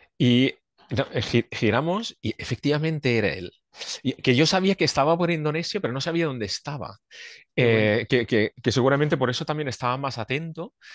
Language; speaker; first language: Spanish; non-native, fluent; Swiss German